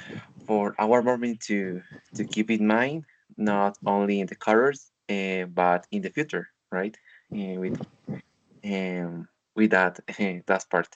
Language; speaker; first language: English; non-native, learner; Spanish